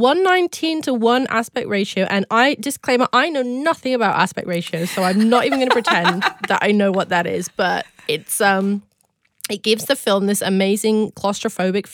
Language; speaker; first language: English; native; English